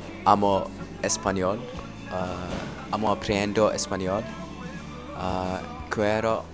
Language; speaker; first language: Spanish; non-native, learner; English